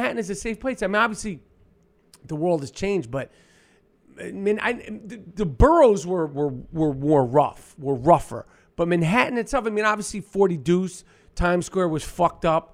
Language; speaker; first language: English; native; English